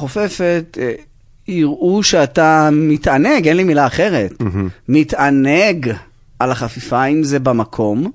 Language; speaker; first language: Hebrew; native; Hebrew